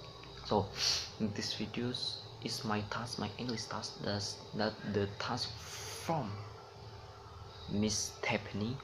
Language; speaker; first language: English; non-native, learner; Indonesian